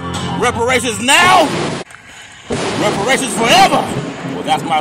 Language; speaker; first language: English; native; English